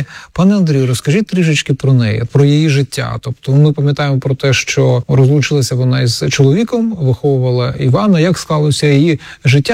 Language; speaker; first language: Ukrainian; native; Ukrainian